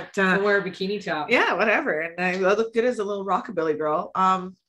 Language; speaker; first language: English; native; English